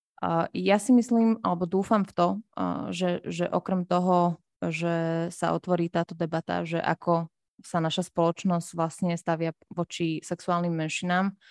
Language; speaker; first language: Slovak; non-native, local second language; Hungarian